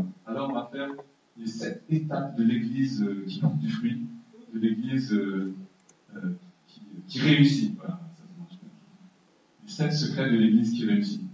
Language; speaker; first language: French; native; French